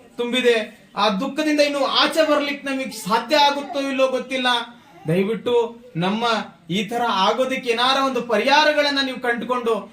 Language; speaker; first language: Kannada; non-native, local second language; Lambadi